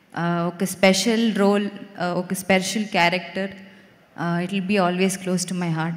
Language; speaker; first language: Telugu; non-native, fluent; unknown